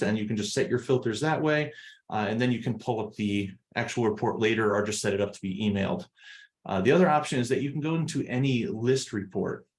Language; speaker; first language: English; native; English